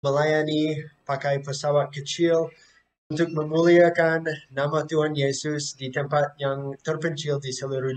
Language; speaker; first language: Indonesian; non-native, fluent; English